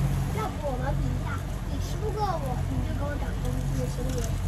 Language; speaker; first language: Chinese; native; Chinese